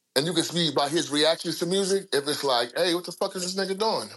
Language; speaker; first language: English; native; English